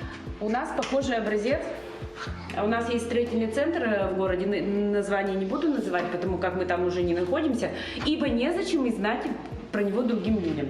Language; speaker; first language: Russian; native; Russian